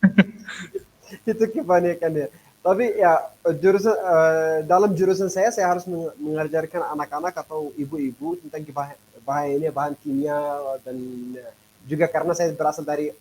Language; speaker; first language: Indonesian; non-native, fluent; Arabic